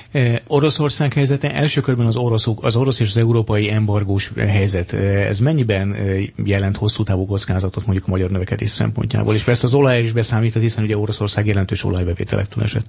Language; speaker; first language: Hungarian; native; Hungarian